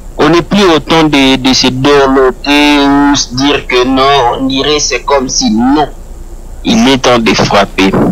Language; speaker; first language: French; non-native, local second language; Luba-Lulua